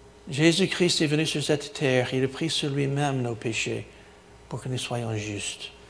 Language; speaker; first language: French; non-native, fluent; English